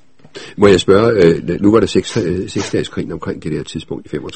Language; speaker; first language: Danish; native; Danish